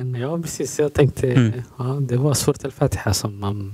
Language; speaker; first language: Swedish; non-native, learner; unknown